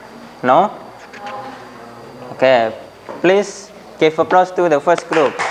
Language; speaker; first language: English; non-native, fluent; Indonesian